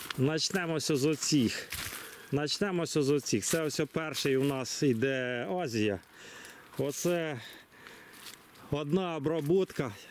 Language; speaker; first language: Ukrainian; non-native, local second language; Russian